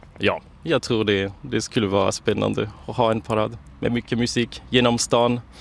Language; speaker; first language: Swedish; non-native, fluent; French